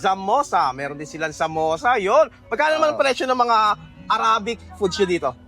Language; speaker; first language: Filipino; native; Filipino